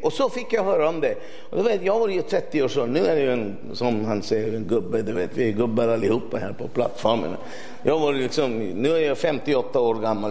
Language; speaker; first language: Swedish; non-native, fluent; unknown